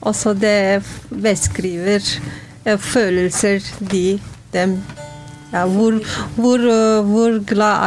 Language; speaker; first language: Norwegian; non-native, learner; Kurdish